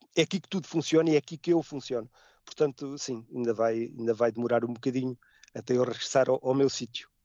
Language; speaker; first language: Portuguese; native; Portuguese